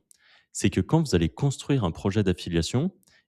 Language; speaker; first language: French; native; French